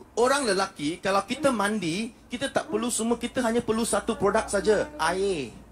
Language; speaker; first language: Malay; non-native, local second language; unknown